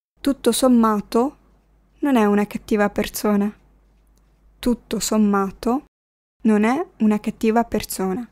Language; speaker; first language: Italian; non-native, fluent; Arabic